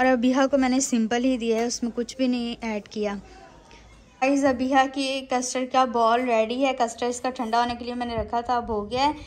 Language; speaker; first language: Urdu; native; Urdu